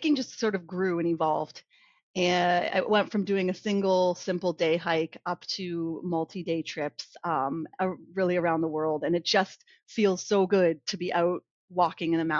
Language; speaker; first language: English; native; English